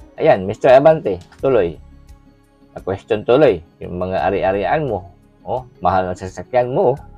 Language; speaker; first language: Filipino; non-native, local second language; Cebuano